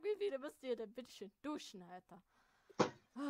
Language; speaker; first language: German; native; German